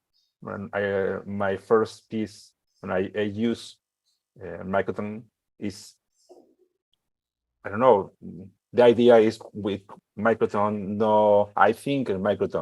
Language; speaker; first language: English; non-native, learner; Spanish